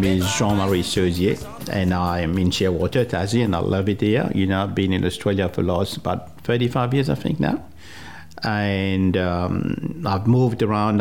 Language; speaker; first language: English; non-native, fluent; French